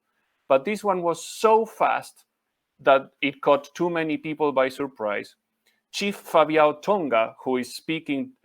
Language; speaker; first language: English; non-native, fluent; Spanish